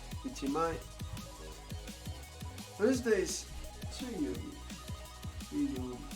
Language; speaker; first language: Japanese; non-native, learner; English